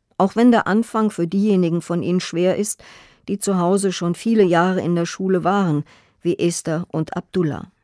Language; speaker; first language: German; native; German